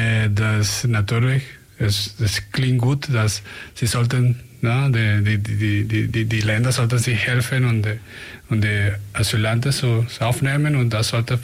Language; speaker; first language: German; non-native, fluent; Spanish